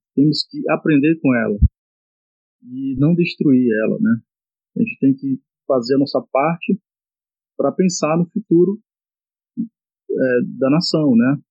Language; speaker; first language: Portuguese; non-native, local second language; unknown